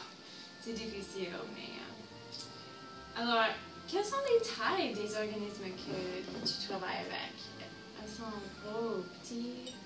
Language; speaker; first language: French; non-native, learner; English